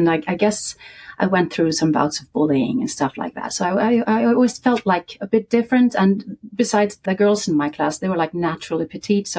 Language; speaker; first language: English; non-native, fluent; Icelandic